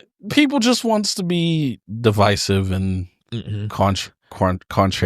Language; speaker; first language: English; native; English